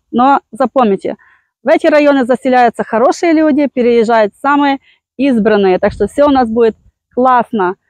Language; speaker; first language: Russian; native; Russian